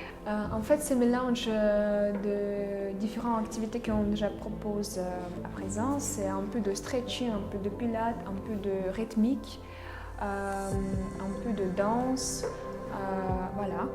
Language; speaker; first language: French; non-native, fluent; Russian